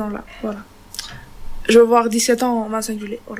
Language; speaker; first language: French; non-native, learner; Turkish